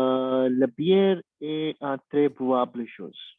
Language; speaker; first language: French; non-native, learner; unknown